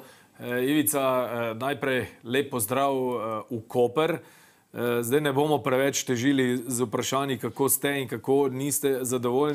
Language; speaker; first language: Slovenian; native; Slovenian